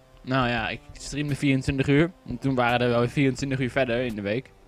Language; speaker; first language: Dutch; native; Dutch